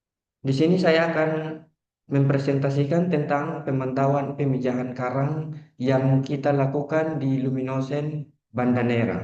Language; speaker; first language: Indonesian; native; Indonesian